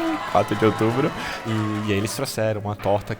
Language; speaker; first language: Portuguese; native; Portuguese